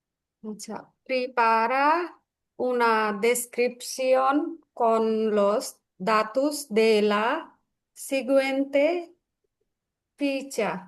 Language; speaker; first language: Spanish; non-native, learner; Bangla